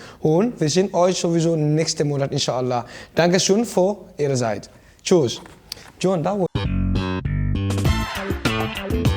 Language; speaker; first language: German; non-native, learner; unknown